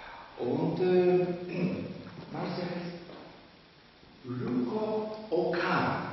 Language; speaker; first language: German; non-native, learner; Russian